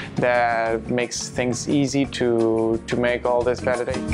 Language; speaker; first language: English; non-native, fluent; Spanish